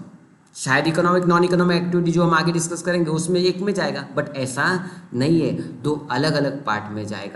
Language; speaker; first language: Hindi; non-native, local second language; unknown